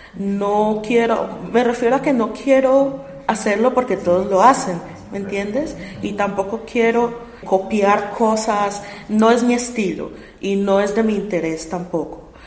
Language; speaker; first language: Spanish; native; Spanish